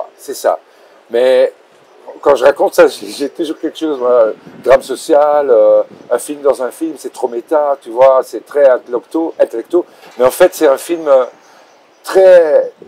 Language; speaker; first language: French; non-native, local second language; Dutch